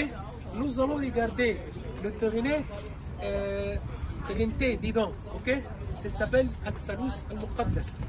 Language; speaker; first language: French; non-native, learner; Arabic